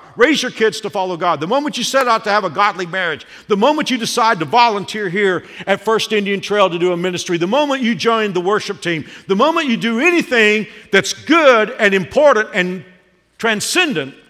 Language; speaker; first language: English; native; English